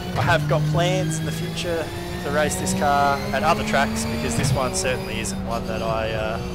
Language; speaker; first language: English; native; English